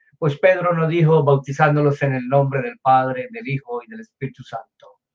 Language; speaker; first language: Spanish; native; Spanish